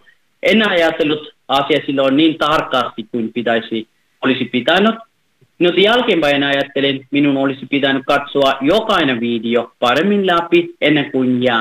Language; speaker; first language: Finnish; non-native, fluent; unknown